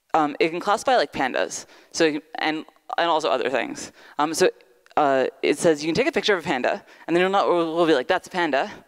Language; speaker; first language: English; native; English